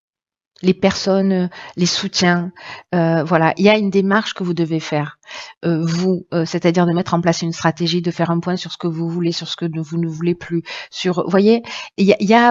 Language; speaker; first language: French; native; French